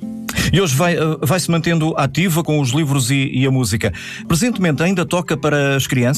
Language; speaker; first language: Portuguese; native; Portuguese